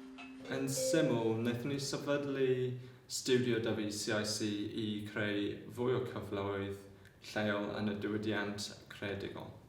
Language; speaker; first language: Welsh; non-native, local second language; English